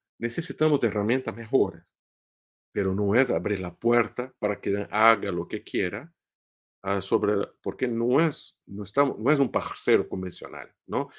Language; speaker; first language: Spanish; non-native, fluent; Portuguese